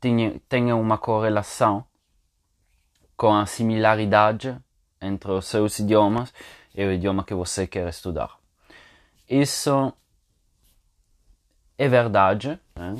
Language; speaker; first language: Portuguese; non-native, fluent; Italian